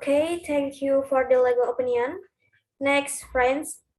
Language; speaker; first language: English; non-native, learner; Indonesian